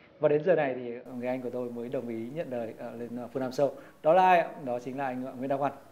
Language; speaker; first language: Vietnamese; native; Vietnamese